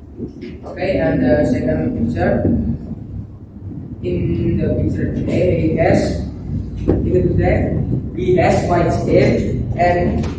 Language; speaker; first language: English; non-native, learner; Indonesian